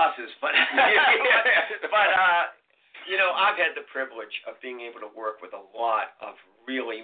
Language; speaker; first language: English; native; English